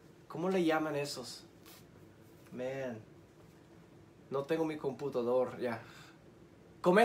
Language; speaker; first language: Spanish; early bilingual, heritage; Spanish